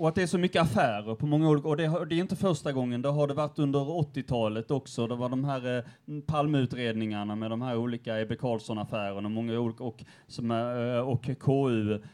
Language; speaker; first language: Swedish; native; Swedish